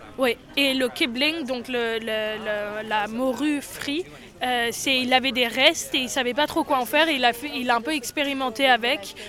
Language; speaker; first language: French; native; French